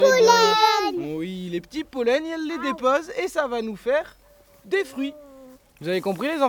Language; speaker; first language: French; native; French